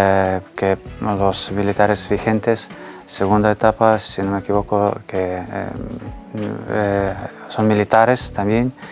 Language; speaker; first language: Spanish; non-native, fluent; Ukrainian